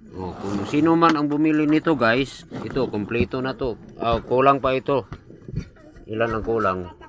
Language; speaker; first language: Filipino; non-native, local second language; Cebuano